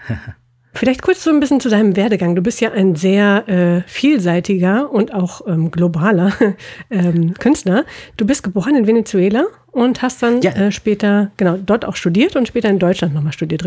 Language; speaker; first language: German; native; German